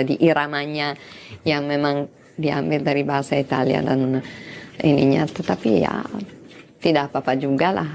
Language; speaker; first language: Indonesian; non-native, fluent; Italian